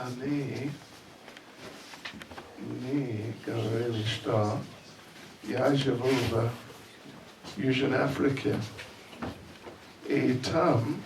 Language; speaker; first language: Russian; non-native, learner; English